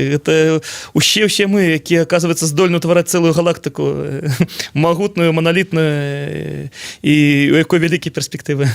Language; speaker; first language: Belarusian; non-native, local second language; Russian